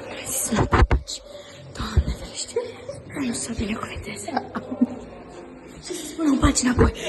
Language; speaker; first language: Romanian; early bilingual, heritage; Romanian